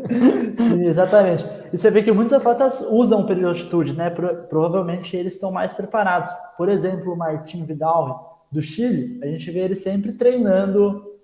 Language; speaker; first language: Portuguese; native; Portuguese